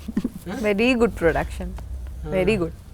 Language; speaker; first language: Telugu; non-native, learner; Bangla